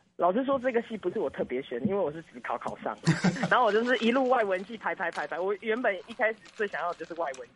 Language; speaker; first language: Chinese; native; Chinese